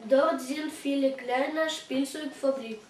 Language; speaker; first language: German; non-native, learner; Russian